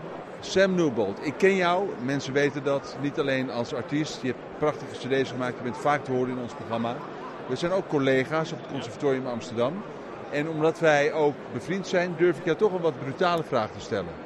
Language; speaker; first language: Dutch; native; Dutch